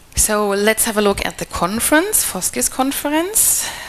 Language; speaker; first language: English; non-native, fluent; German